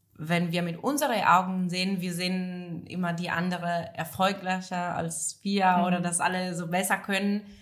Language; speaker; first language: German; non-native, fluent; Italian